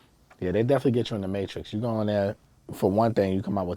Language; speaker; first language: English; native; English